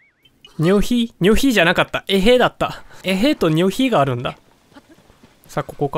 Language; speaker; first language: Japanese; native; Japanese